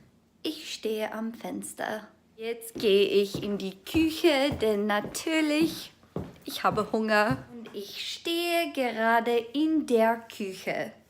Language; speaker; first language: German; non-native, fluent; English